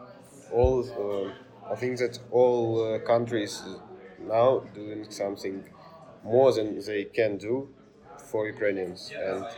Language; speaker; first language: English; non-native, learner; Ukrainian